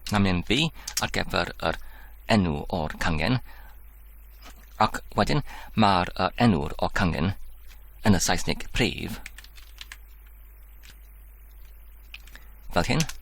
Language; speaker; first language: Welsh; non-native, learner; Polish